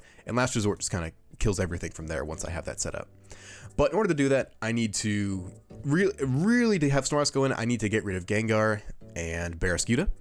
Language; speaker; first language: English; native; English